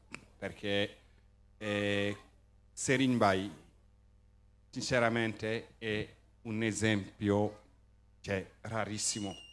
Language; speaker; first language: Italian; non-native, fluent; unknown